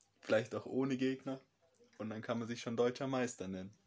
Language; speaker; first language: German; native; German